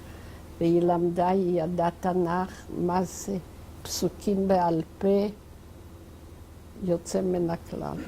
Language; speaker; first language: Hebrew; non-native, fluent; Yiddish